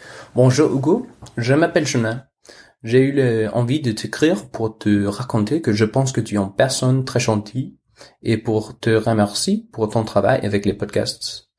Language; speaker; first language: French; non-native, learner; Danish